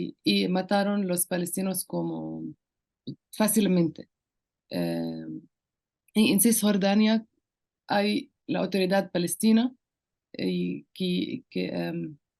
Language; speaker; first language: Spanish; non-native, local second language; Arabic